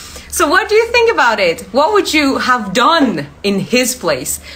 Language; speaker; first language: English; non-native, fluent; Persian